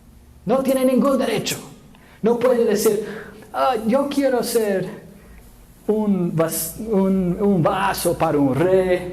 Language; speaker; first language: Spanish; non-native, fluent; English